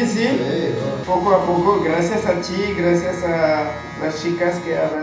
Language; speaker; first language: Spanish; non-native, learner; French